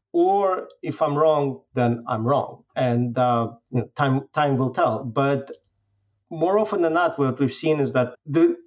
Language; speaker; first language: English; non-native, fluent; Russian